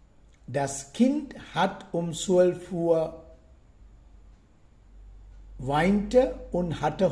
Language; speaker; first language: German; non-native, fluent; Sinhala